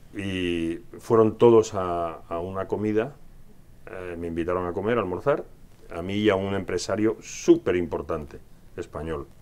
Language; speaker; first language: Spanish; native; Spanish